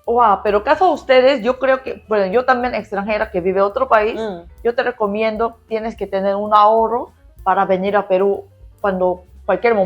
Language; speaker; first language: Spanish; non-native, learner; Korean